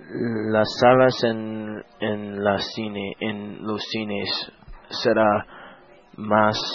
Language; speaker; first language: Spanish; non-native, learner; English